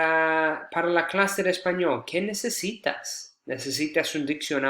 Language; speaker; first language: Spanish; non-native, fluent; English